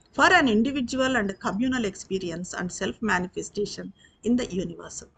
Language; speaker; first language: English; non-native, local second language; Telugu